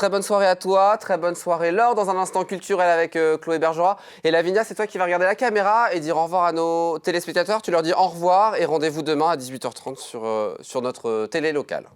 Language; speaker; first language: French; native; French